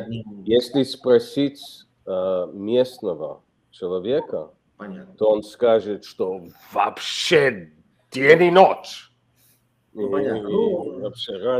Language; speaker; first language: Russian; non-native, fluent; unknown